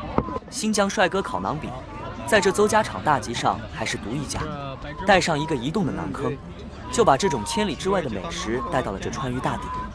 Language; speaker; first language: Chinese; native; Chinese